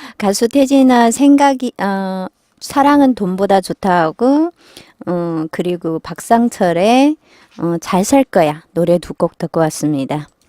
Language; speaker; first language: Korean; non-native, fluent; Chinese